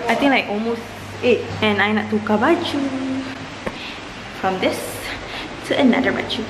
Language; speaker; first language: English; non-native, local second language; Malay